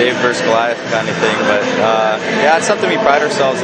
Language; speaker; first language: English; native; English